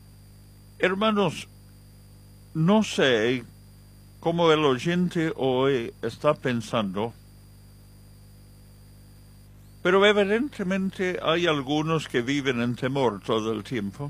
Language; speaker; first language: Spanish; non-native, fluent; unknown